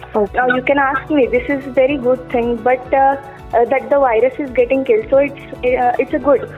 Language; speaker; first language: English; non-native, local second language; Kannada